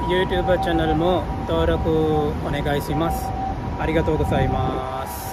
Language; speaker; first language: Japanese; non-native, learner; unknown